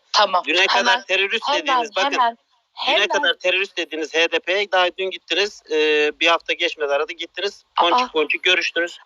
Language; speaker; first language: Turkish; non-native, local second language; Kurdish